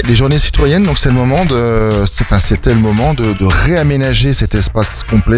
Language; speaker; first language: French; native; French